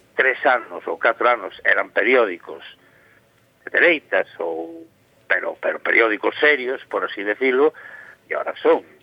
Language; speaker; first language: Galician; native; Galician